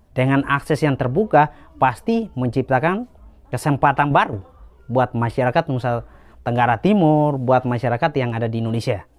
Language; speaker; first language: Indonesian; native; Indonesian